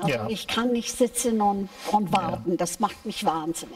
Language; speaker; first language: German; non-native, fluent; English